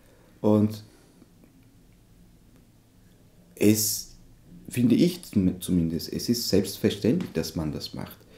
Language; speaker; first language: German; non-native, fluent; Turkish